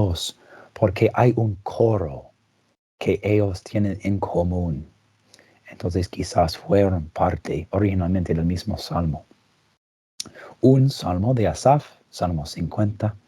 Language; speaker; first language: Spanish; non-native, fluent; English